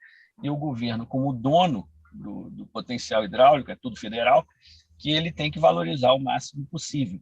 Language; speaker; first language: Portuguese; native; Portuguese